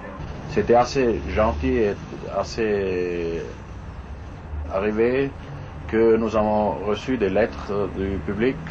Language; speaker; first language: French; non-native, fluent; German